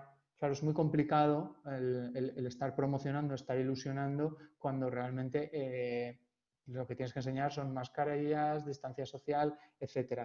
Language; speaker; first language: Spanish; native; Spanish